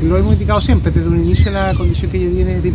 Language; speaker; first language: Spanish; native; Spanish